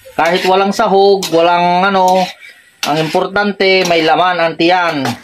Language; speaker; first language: Filipino; non-native, local second language; Iloko